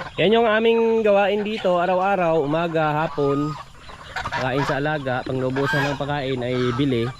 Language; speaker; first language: Filipino; non-native, local second language; Cebuano